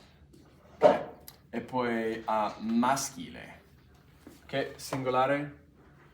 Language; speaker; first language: Italian; non-native, fluent; English